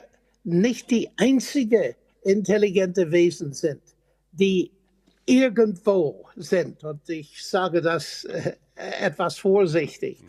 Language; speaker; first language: German; non-native, fluent; English